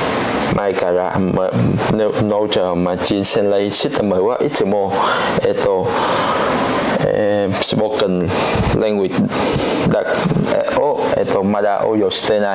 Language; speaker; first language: Japanese; non-native, learner; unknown